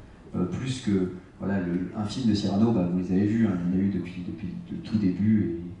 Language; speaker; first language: French; native; French